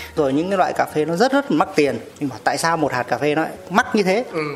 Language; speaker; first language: Vietnamese; native; Vietnamese